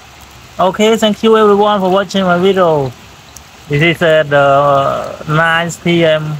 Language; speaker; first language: English; non-native, learner; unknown